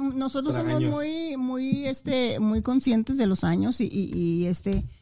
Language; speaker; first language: Spanish; native; Spanish